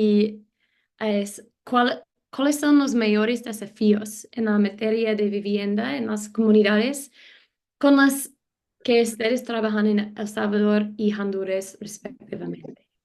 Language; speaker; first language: Spanish; non-native, learner; English